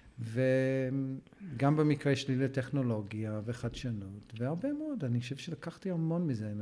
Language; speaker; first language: Hebrew; non-native, fluent; English